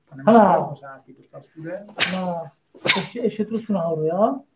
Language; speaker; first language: Czech; non-native, learner; Korean